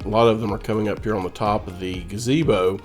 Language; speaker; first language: English; native; English